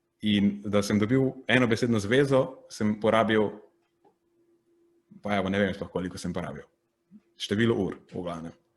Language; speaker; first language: Slovenian; native; Slovenian